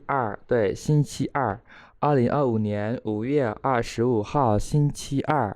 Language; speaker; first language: Chinese; non-native, fluent; Khmer